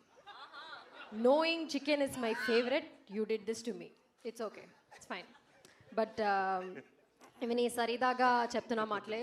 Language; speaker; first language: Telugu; non-native, learner; Malayalam